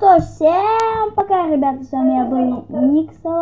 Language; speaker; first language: Russian; native; Russian